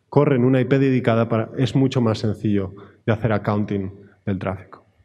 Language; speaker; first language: Spanish; native; Spanish